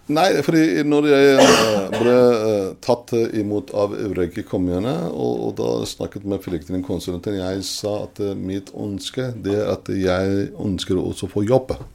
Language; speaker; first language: Norwegian; non-native, fluent; Persian